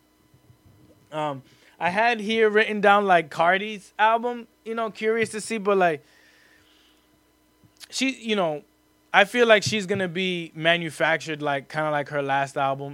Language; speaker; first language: English; native; English